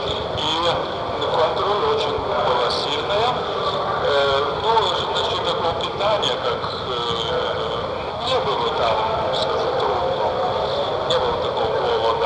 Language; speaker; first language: Russian; non-native, fluent; Lithuanian